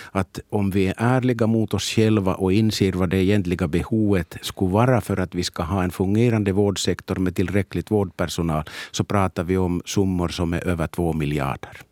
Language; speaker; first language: Swedish; native; Swedish